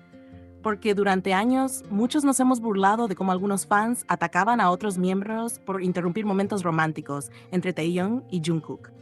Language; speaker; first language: Spanish; native; Spanish